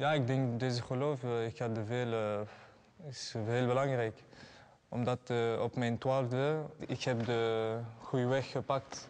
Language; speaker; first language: Dutch; non-native, learner; Aramaic